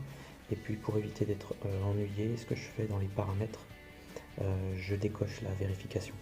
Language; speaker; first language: French; native; French